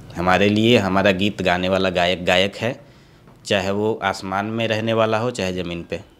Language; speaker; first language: Hindi; native; Hindi